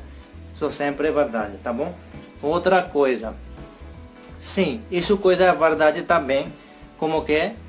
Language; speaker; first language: Portuguese; non-native, learner; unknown